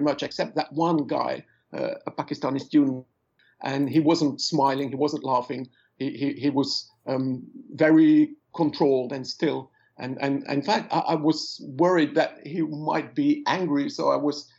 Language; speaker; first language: English; non-native, fluent; French